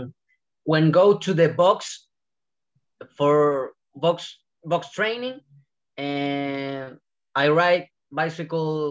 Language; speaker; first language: English; non-native, learner; Spanish